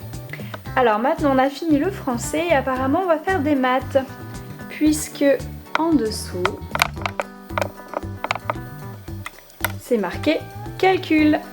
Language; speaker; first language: French; native; French